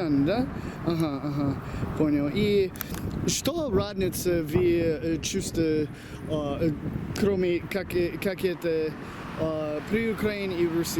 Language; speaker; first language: Russian; non-native, learner; English